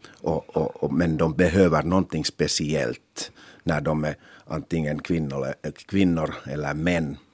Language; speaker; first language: Swedish; non-native, local second language; Finnish